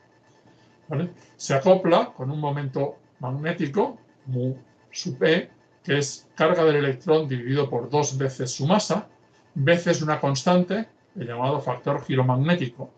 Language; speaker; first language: Spanish; native; Spanish